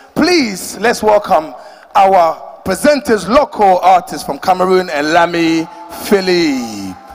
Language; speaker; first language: English; early bilingual, other home language; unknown